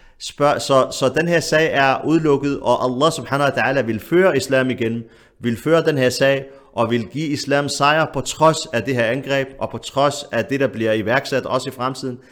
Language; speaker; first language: Danish; early bilingual, other home language; Arabic